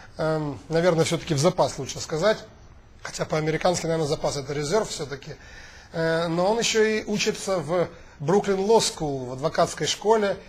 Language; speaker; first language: Russian; native; Russian